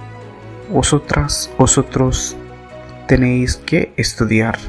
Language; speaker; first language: Spanish; non-native, fluent; Telugu